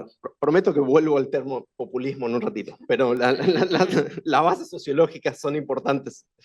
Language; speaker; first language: Spanish; native; Spanish